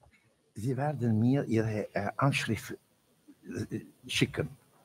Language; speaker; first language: German; non-native, learner; Turkish